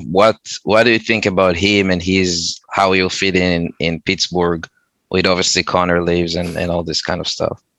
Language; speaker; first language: English; non-native, fluent; Hebrew